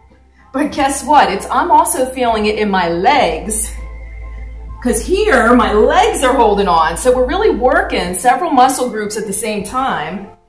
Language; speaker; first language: English; native; English